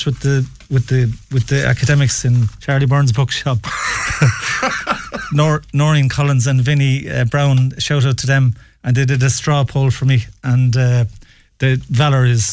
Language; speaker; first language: English; native; English